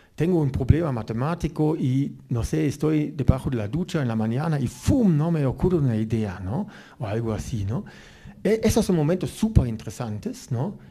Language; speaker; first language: Spanish; non-native, fluent; German